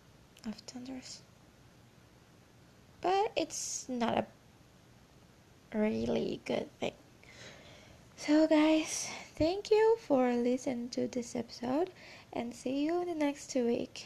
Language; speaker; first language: English; non-native, learner; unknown